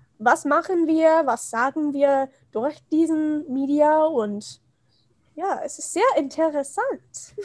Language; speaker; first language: German; non-native, learner; English